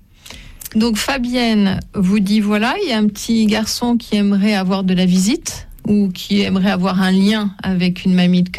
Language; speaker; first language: French; native; French